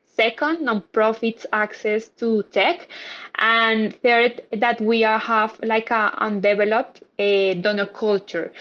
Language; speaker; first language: English; non-native, fluent; Spanish